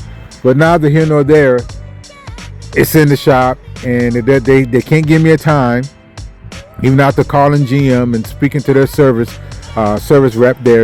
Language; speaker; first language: English; native; English